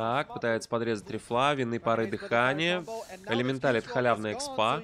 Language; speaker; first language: Russian; native; Russian